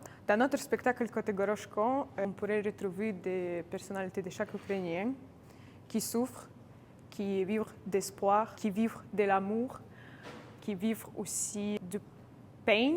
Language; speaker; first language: French; non-native, fluent; Ukrainian